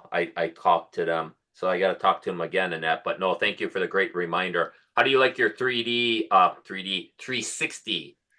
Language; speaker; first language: English; native; English